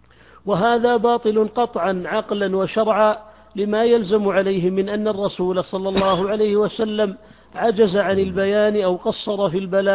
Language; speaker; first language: Arabic; native; Arabic